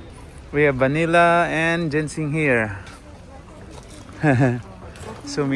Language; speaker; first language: English; non-native, local second language; Cebuano